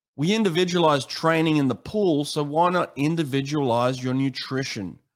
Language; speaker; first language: English; native; English